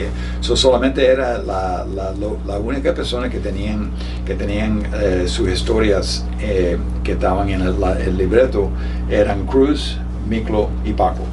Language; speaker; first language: Spanish; early bilingual, heritage; Spanish